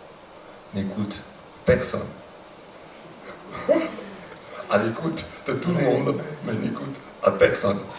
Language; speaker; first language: French; non-native, fluent; Chinese